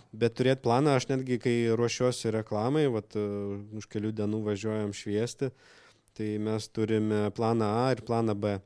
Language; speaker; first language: Lithuanian; non-native, local second language; Russian